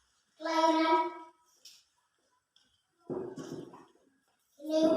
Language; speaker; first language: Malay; non-native, local second language; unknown